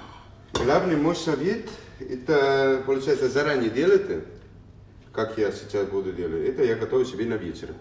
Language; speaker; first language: Russian; non-native, learner; Italian